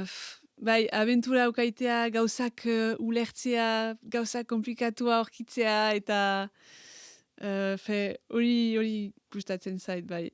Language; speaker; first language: Basque; non-native, local second language; French